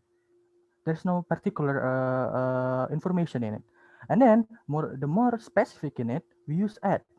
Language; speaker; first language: English; non-native, learner; Indonesian